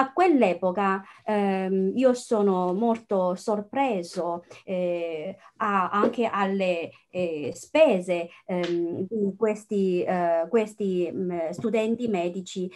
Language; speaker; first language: Italian; non-native, fluent; Chinese